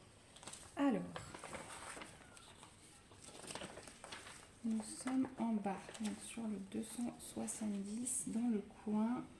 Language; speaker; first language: French; native; French